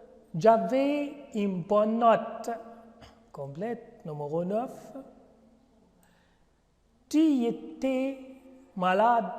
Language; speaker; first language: French; non-native, fluent; Arabic